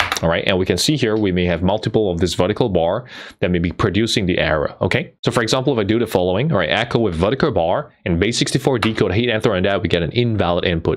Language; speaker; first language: English; non-native, fluent; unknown